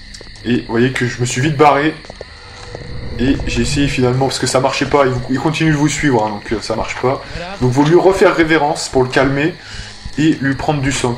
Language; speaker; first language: French; native; French